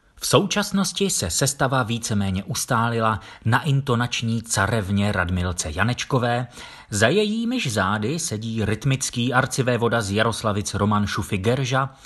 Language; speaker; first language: Czech; native; Czech